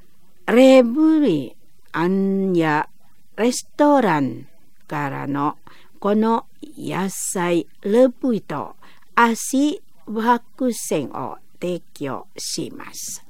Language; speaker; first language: Japanese; non-native, fluent; Indonesian